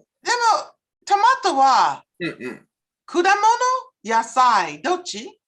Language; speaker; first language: Japanese; non-native, learner; English